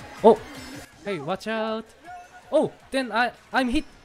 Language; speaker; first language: English; non-native, learner; Korean